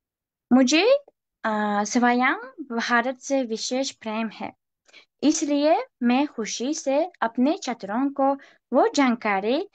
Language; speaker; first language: Hindi; non-native, fluent; Uzbek